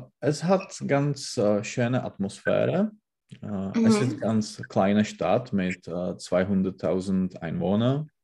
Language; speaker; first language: German; non-native, learner; Czech